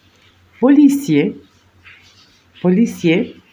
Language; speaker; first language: French; non-native, fluent; Spanish